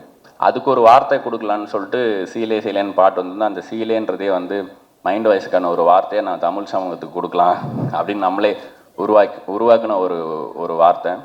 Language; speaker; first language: Tamil; native; Tamil